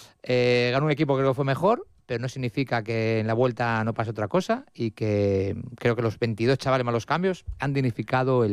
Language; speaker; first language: Spanish; native; Spanish